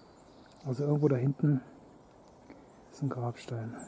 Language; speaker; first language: German; native; German